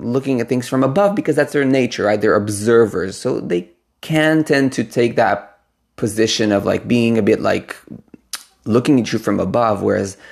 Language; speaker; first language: English; non-native, fluent; Hebrew